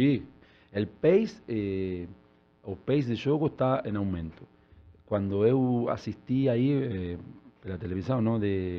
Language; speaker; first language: Portuguese; non-native, learner; Spanish